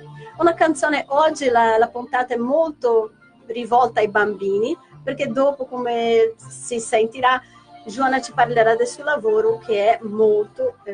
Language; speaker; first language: Italian; non-native, fluent; Portuguese